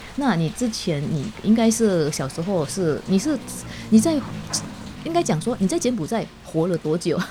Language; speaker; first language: Chinese; non-native, fluent; Indonesian